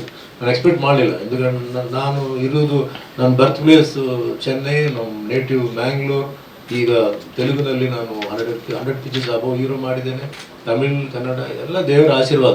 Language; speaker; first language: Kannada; early bilingual, other home language; Tulu